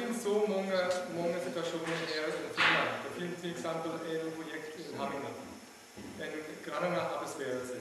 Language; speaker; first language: Swedish; non-native, learner; German